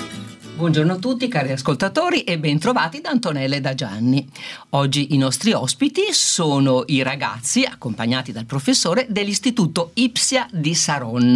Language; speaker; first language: Italian; native; Italian